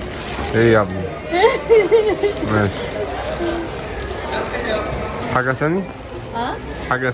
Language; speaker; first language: Arabic; native; Arabic